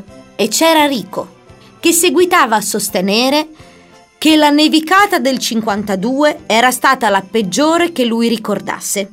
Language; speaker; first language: Italian; native; Italian